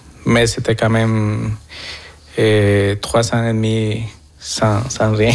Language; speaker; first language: French; non-native, fluent; Spanish